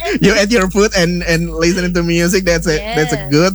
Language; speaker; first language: English; non-native, fluent; Indonesian